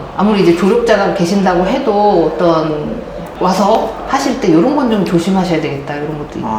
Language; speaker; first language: Korean; native; Korean